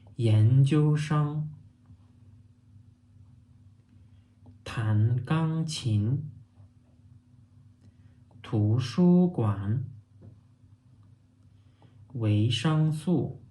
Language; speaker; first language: Chinese; non-native, fluent; Turkmen